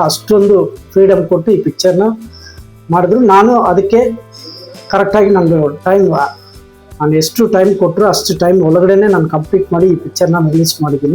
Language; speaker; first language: Kannada; non-native, local second language; Tamil